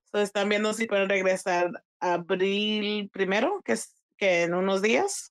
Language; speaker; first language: Spanish; early bilingual, heritage; Spanish